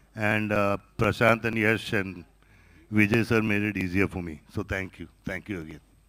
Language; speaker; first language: Hindi; native; Hindi